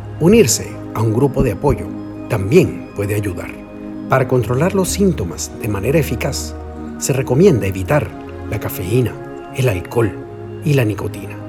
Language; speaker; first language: Spanish; native; Spanish